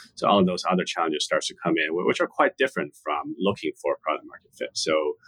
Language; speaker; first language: English; non-native, fluent; Chinese